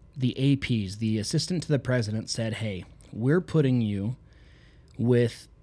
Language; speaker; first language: English; native; English